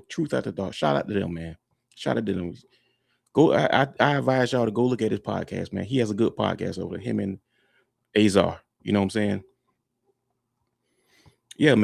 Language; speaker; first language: English; native; English